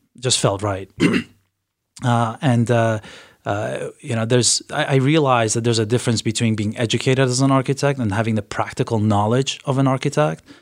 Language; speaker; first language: English; early bilingual, other home language; Persian